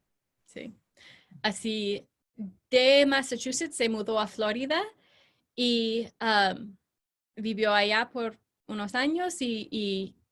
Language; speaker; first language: Spanish; non-native, fluent; English